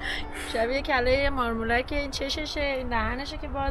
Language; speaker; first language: Persian; native; Persian